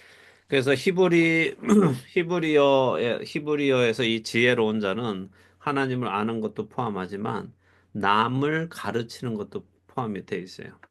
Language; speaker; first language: Korean; native; Korean